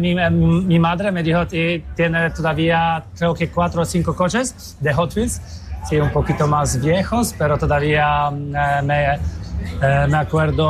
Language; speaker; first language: Spanish; non-native, fluent; Polish